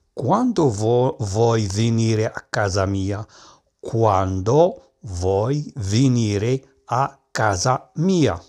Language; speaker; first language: Italian; non-native, fluent; Arabic